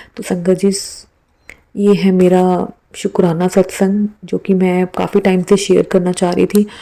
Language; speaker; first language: Hindi; native; Hindi